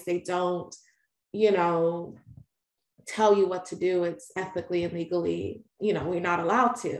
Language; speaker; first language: English; native; English